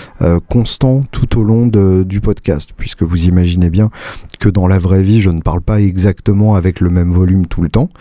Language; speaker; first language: French; native; French